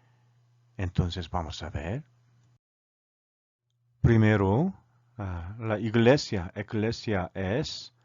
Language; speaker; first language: Spanish; non-native, learner; Korean